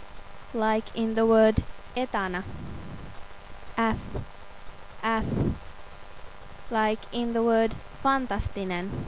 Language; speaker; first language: English; non-native, fluent; Finnish